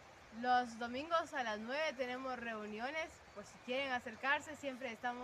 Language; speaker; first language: Spanish; native; Spanish